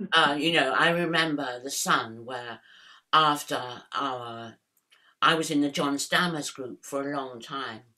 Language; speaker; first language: English; native; English